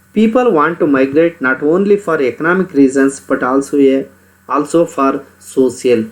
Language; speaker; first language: English; non-native, local second language; Kannada